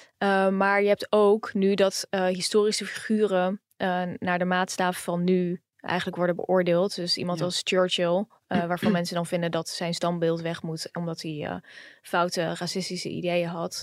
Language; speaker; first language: Dutch; native; Dutch